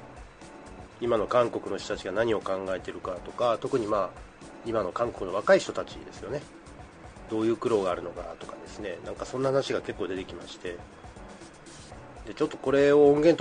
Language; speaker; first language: Japanese; native; Japanese